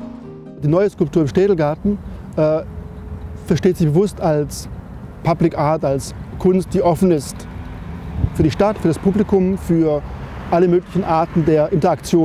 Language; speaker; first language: German; native; German